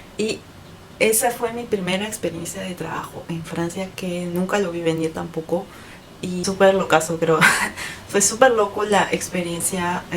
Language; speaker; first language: Spanish; native; Spanish